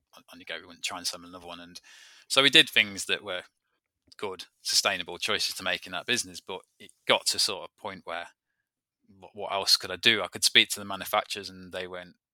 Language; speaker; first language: English; native; English